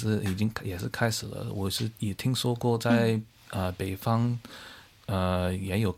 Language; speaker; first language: Chinese; early bilingual, heritage; Chinese